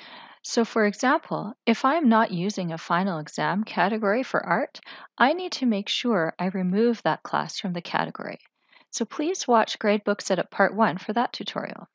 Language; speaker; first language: English; native; English